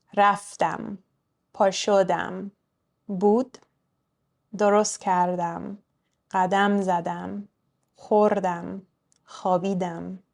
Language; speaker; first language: Persian; early bilingual, heritage; Persian